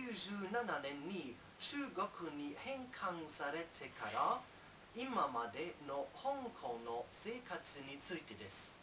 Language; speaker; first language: Japanese; non-native, learner; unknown